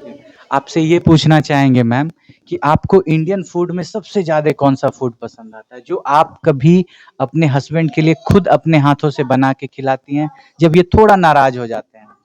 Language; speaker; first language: Hindi; native; Hindi